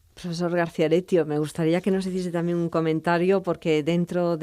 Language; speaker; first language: Spanish; native; Spanish